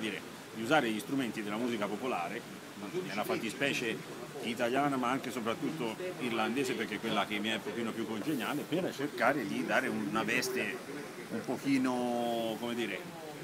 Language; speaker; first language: Italian; native; Italian